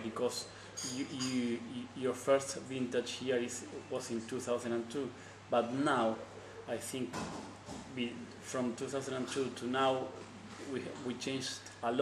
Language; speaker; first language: English; non-native, learner; Spanish